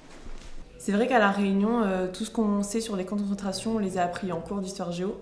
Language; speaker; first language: French; native; French